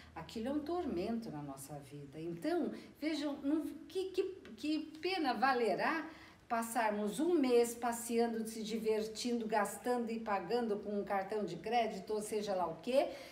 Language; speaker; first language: Portuguese; native; Portuguese